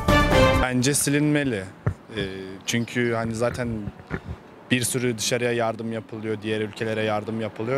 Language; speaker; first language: Turkish; native; Turkish